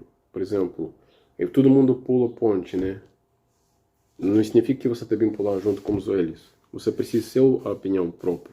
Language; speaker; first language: Portuguese; non-native, learner; Russian